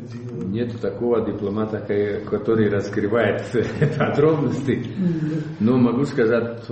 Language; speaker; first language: Russian; non-native, fluent; Croatian